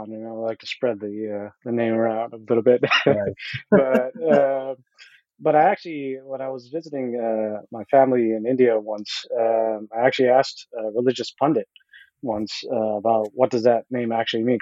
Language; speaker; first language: English; native; English